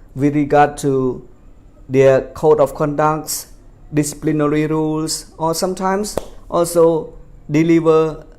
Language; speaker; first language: English; non-native, fluent; Khmer